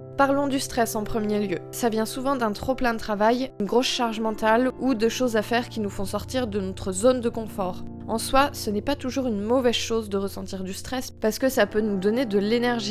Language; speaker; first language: French; native; French